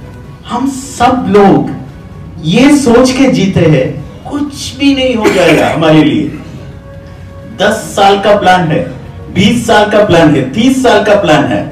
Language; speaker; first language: Hindi; non-native, fluent; Bangla